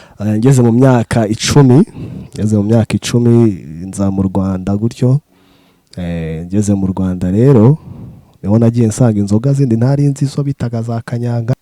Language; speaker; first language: Kinyarwanda; early bilingual, other home language; Rundi